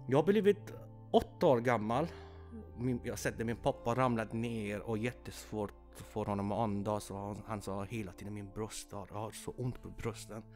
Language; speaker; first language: Swedish; non-native, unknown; Persian